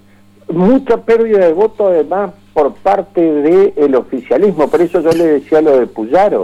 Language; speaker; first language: Spanish; native; Spanish